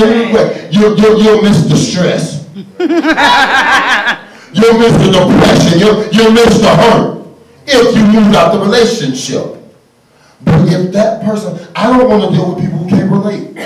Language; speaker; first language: English; native; English